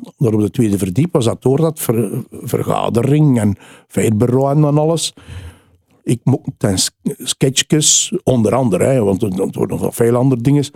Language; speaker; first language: Dutch; native; Dutch